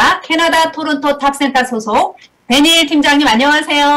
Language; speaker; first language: Korean; native; Korean